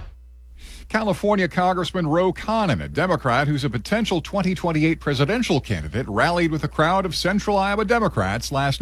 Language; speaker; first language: English; native; English